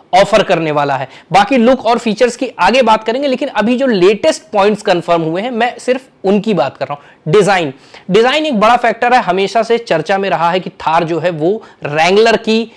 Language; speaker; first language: Hindi; native; Hindi